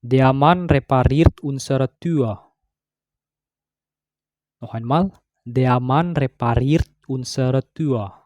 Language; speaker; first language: German; non-native, learner; Indonesian